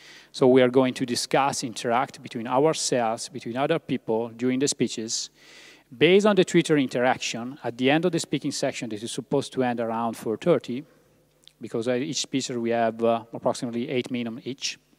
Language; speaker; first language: English; non-native, fluent; Italian